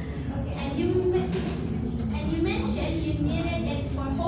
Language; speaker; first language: English; non-native, fluent; Indonesian